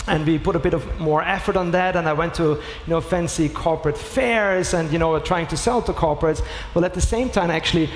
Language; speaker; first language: English; non-native, fluent; German